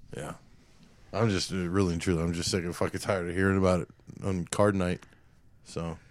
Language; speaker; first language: English; native; English